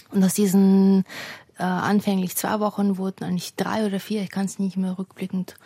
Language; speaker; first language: German; non-native, fluent; Russian